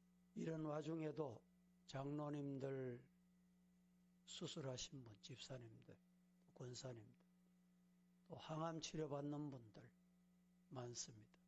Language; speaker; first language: Korean; native; Korean